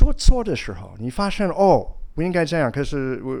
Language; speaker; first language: Chinese; non-native, fluent; English